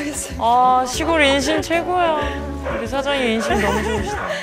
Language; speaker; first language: Korean; native; Korean